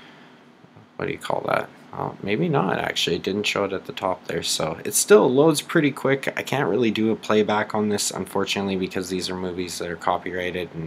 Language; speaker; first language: English; native; English